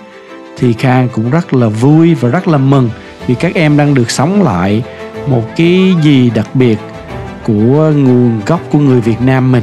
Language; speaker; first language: Vietnamese; early bilingual, heritage; Vietnamese